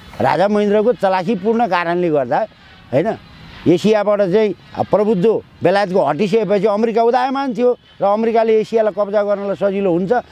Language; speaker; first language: Nepali; native; Nepali